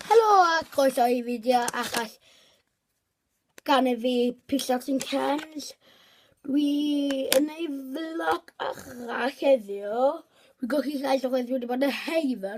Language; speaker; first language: Welsh; non-native, local second language; English